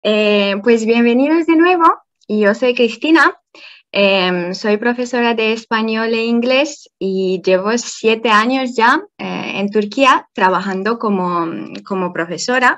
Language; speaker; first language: Spanish; non-native, fluent; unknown